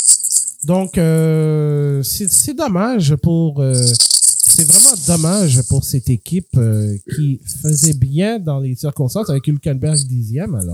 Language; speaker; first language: French; native; French